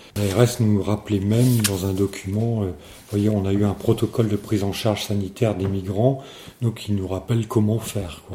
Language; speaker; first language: French; native; French